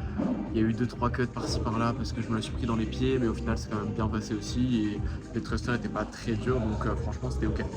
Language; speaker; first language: French; native; French